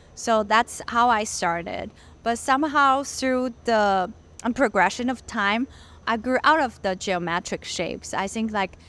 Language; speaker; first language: English; non-native, fluent; Chinese